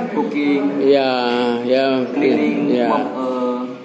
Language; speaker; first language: English; non-native, learner; Indonesian